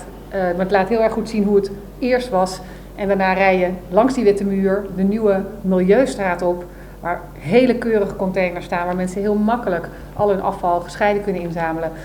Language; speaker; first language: Dutch; native; Dutch